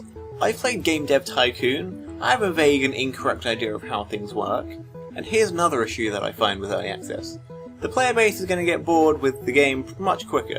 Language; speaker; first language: English; native; English